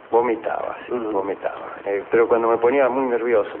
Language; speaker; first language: Spanish; native; Spanish